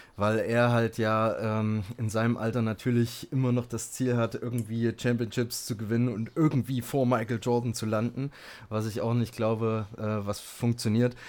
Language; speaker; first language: German; native; German